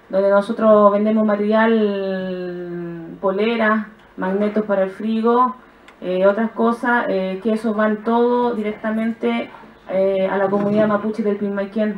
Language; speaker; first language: Spanish; native; Spanish